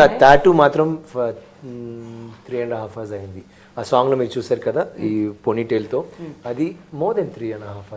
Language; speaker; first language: Telugu; non-native, learner; Tamil